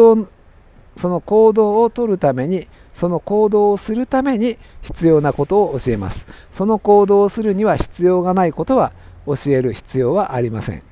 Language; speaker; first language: Japanese; native; Japanese